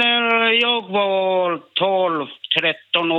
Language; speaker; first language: Swedish; non-native, learner; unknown